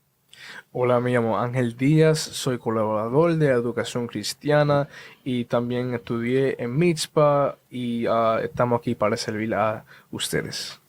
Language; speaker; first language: Spanish; early bilingual, heritage; Spanish